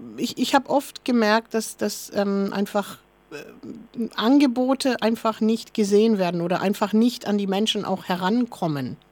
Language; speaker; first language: German; native; German